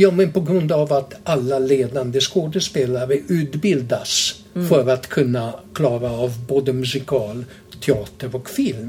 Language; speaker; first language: Swedish; non-native, fluent; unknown